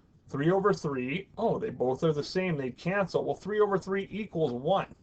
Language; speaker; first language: English; native; English